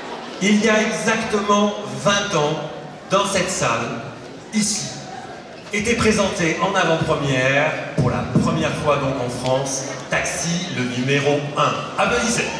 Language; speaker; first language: French; native; French